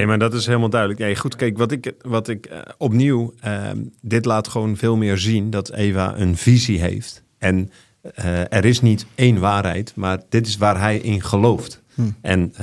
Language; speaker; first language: Dutch; native; Dutch